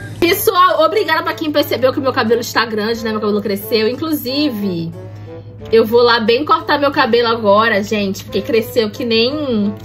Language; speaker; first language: Portuguese; native; Portuguese